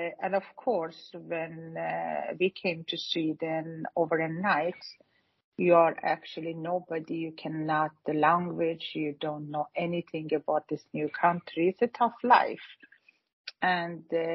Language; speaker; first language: English; non-native, fluent; Persian